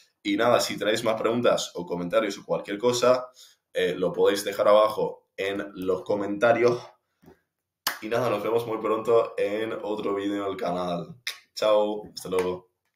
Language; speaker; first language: Spanish; non-native, fluent; English